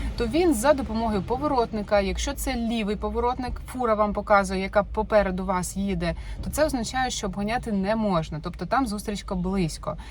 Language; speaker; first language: Ukrainian; non-native, local second language; Russian